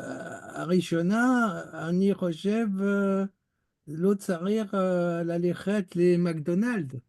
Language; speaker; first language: Hebrew; non-native, learner; French